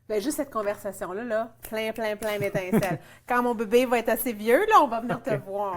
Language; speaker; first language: French; native; French